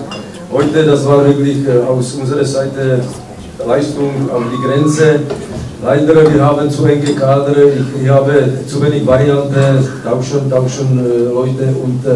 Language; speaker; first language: German; non-native, learner; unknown